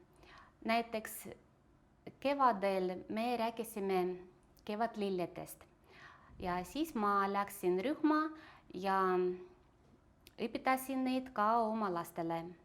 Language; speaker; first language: Estonian; non-native, local second language; Russian